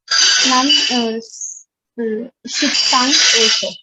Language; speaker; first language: Korean; non-native, learner; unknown